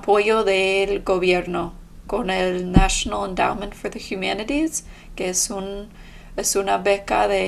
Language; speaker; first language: Spanish; non-native, fluent; English